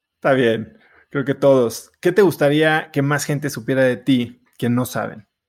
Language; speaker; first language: Spanish; native; Spanish